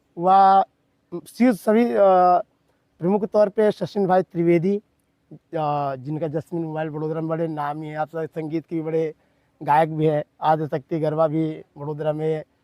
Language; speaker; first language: Hindi; non-native, local second language; Gujarati